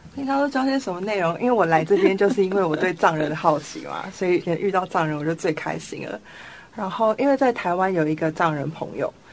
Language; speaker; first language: Chinese; native; Chinese